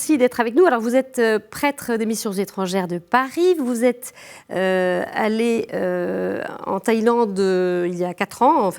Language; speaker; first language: French; native; French